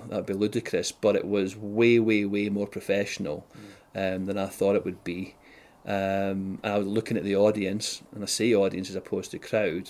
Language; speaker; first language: English; native; English